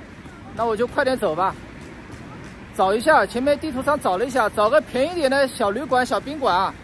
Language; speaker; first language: Chinese; non-native, local second language; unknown